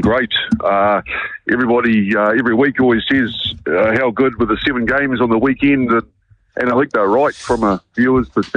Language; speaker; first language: English; native; English